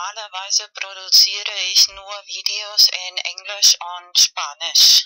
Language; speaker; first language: German; non-native, fluent; Spanish